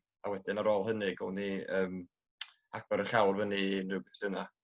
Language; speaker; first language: Welsh; native; Welsh